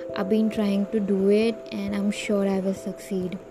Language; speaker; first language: English; non-native, local second language; Hindi